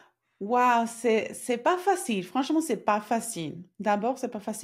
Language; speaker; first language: French; non-native, fluent; Spanish